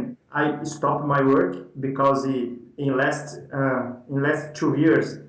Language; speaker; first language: English; non-native, learner; Portuguese